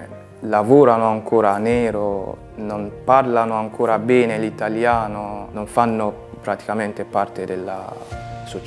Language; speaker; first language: Italian; non-native, fluent; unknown